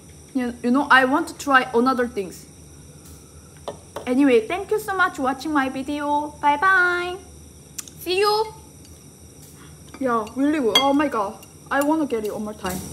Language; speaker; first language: English; non-native, learner; Korean